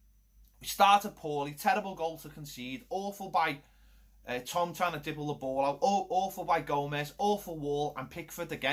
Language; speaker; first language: English; native; English